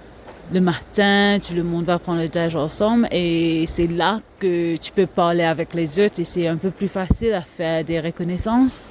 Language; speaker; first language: French; non-native, local second language; Morisyen